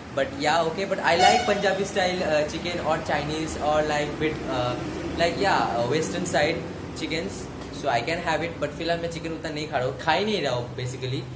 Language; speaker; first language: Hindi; non-native, local second language; Bangla